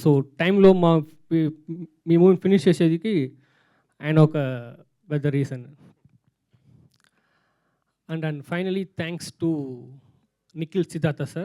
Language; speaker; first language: Telugu; non-native, learner; Tamil